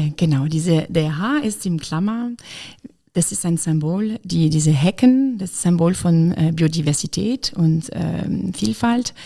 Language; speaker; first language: German; non-native, fluent; French